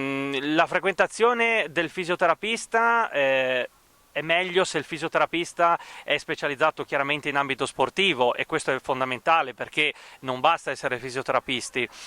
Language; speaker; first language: Italian; native; Italian